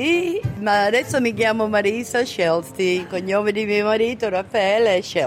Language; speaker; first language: Italian; early bilingual, other home language; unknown